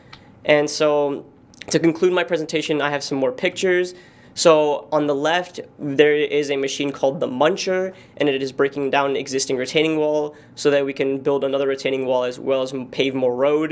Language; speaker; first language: English; native; English